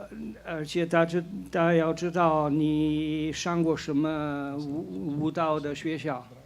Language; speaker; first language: Chinese; non-native, fluent; Slovenian